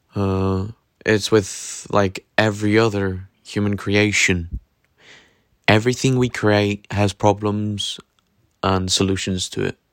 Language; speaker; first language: English; non-native, fluent; Norwegian